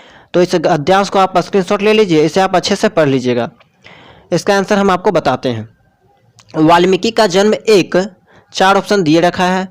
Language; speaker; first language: Hindi; native; Hindi